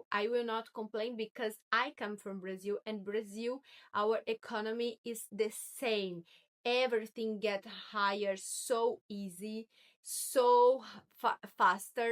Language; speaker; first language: English; non-native, learner; Portuguese